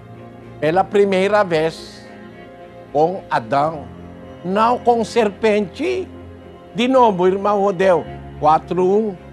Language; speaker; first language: Portuguese; non-native, learner; Filipino